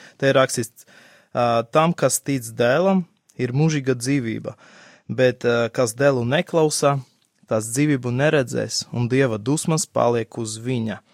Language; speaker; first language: Latvian; non-native, local second language; Russian